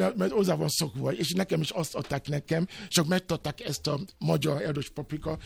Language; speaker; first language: Hungarian; non-native, fluent; Yoruba